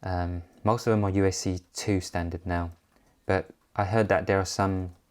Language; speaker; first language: English; native; English